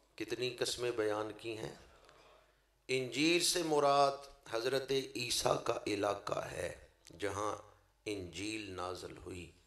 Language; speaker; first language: Urdu; non-native, local second language; Punjabi